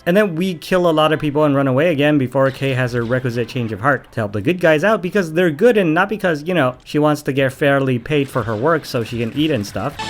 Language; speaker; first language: English; native; English